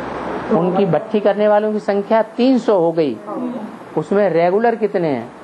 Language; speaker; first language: Hindi; native; Hindi